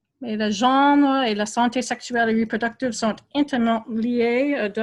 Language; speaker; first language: French; non-native, fluent; English